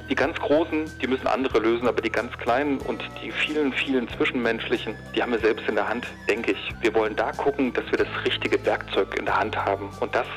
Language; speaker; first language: German; native; German